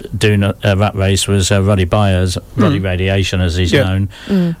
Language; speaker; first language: English; native; English